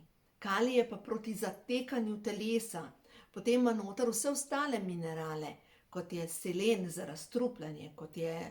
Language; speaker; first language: Slovenian; native; Slovenian